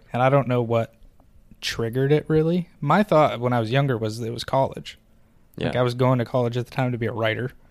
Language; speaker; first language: English; native; English